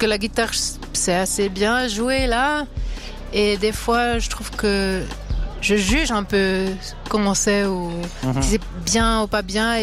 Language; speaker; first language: French; non-native, local second language; Swiss German